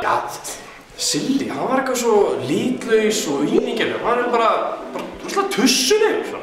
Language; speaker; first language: Icelandic; native; Icelandic